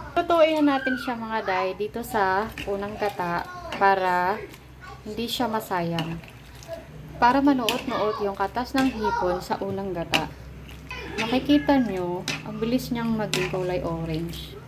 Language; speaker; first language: Filipino; non-native, local second language; Bikol